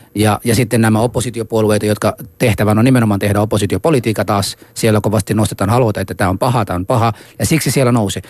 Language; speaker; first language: Finnish; non-native, fluent; Somali